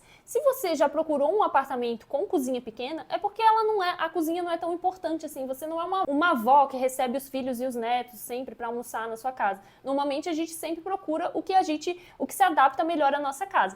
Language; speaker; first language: Portuguese; native; Portuguese